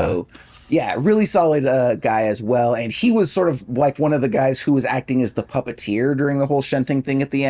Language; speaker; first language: English; native; English